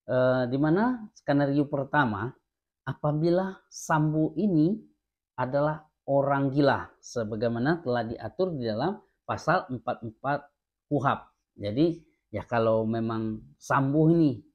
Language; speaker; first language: Indonesian; native; Indonesian